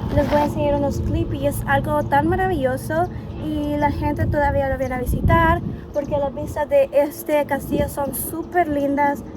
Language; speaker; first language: Spanish; early bilingual, other home language; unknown